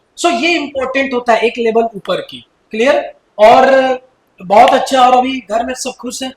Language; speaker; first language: Hindi; native; Hindi